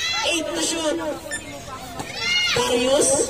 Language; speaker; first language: English; non-native, local second language; Filipino